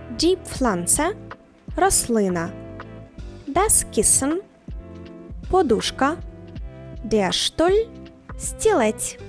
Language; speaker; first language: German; non-native, fluent; Ukrainian